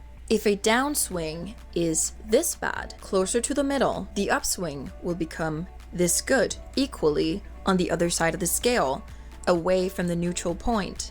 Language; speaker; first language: English; non-native, fluent; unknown